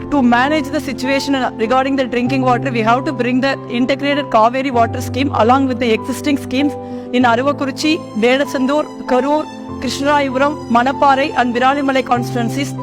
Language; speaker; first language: English; non-native, local second language; Tamil